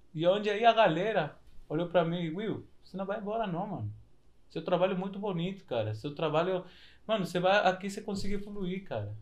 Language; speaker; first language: Portuguese; non-native, fluent; Spanish